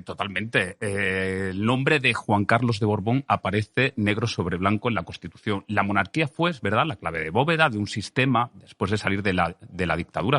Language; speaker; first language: Spanish; native; Spanish